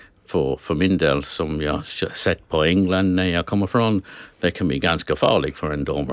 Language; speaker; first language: Swedish; non-native, fluent; English